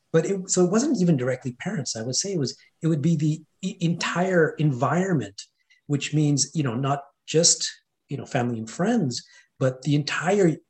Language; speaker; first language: English; non-native, fluent; Hindi